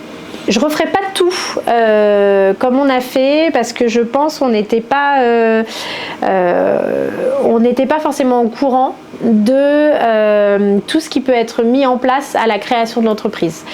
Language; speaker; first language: French; native; French